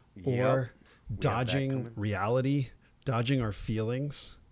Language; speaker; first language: English; native; English